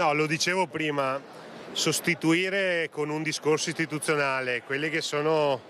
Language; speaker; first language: Italian; native; Italian